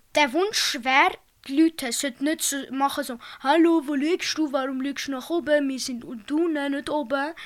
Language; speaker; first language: German; native; German